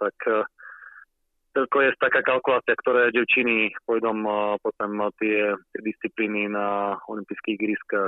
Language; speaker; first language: Polish; non-native, learner; Slovak